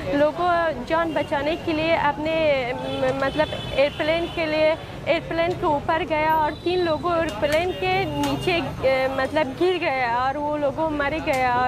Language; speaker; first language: Hindi; non-native, learner; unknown